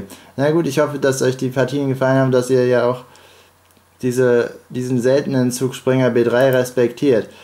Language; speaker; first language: German; native; German